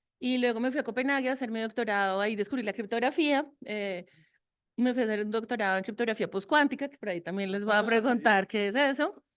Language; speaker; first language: Spanish; early bilingual, other home language; French